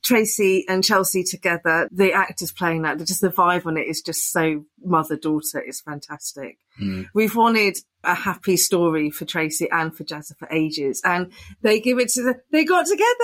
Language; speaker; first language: English; native; English